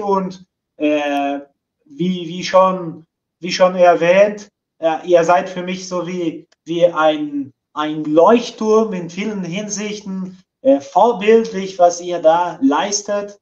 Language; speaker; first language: German; non-native, fluent; Portuguese